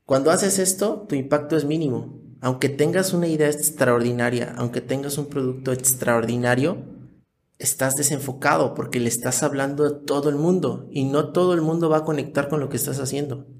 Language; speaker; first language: Spanish; native; Spanish